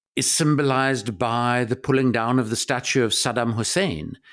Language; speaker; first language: English; native; English